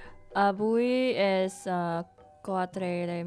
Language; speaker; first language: Catalan; non-native, fluent; Indonesian